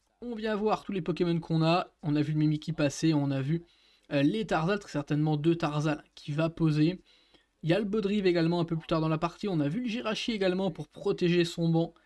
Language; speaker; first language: French; native; French